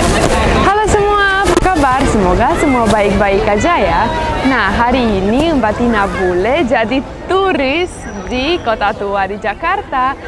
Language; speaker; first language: Indonesian; non-native, fluent; Romanian